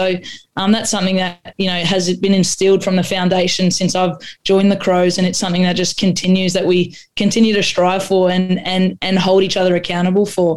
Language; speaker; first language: English; non-native, local second language; Croatian